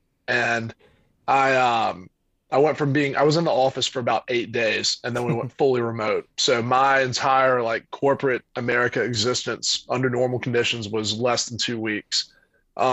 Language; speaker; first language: English; native; English